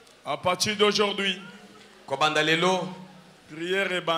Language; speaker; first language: French; non-native, local second language; Lingala